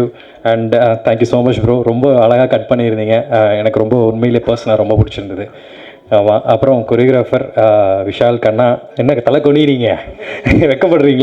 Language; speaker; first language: Tamil; native; Tamil